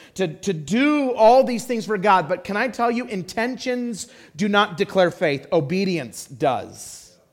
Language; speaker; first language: English; native; English